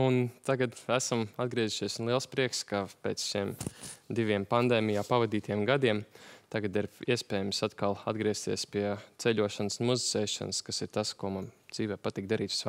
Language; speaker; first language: Latvian; native; Latvian